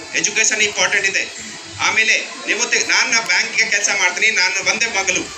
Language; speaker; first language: Kannada; non-native, learner; Hindi